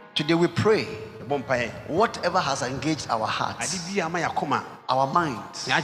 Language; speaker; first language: English; non-native, local second language; Ga